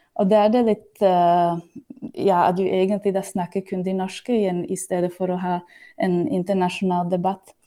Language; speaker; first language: Norwegian; non-native, fluent; Slovak